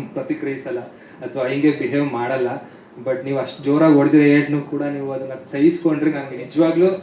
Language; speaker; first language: Kannada; native; Kannada